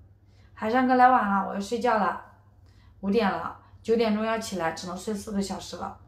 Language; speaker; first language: Chinese; native; Chinese